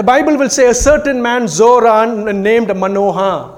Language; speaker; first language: English; non-native, local second language; Tamil